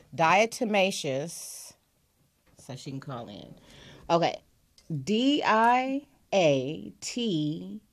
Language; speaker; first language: English; native; English